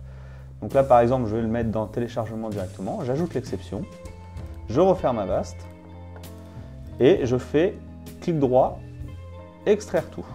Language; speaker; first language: French; native; French